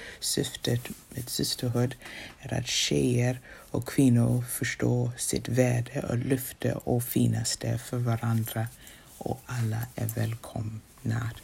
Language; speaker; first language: Swedish; non-native, fluent; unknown